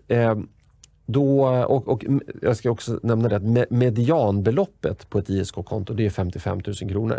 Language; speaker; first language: Swedish; native; Swedish